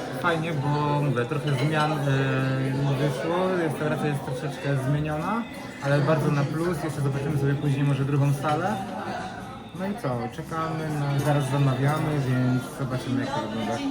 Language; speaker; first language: Polish; native; Polish